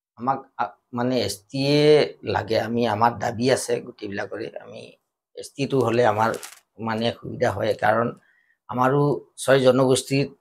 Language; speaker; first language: Assamese; native; Assamese